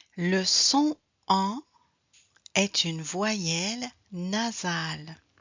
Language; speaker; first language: French; native; French